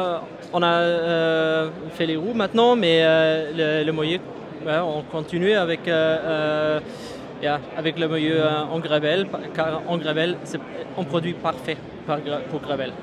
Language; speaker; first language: French; non-native, fluent; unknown